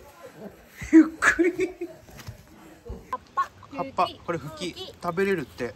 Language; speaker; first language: Japanese; native; Japanese